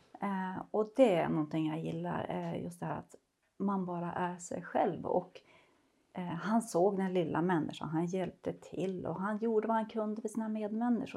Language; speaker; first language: Swedish; native; Swedish